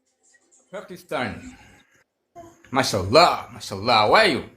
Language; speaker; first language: English; non-native, learner; Swahili